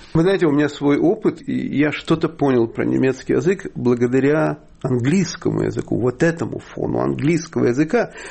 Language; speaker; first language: Russian; native; Russian